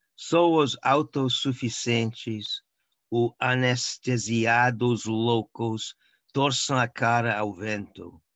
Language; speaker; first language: Portuguese; non-native, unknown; English